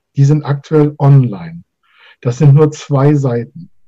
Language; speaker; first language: German; native; German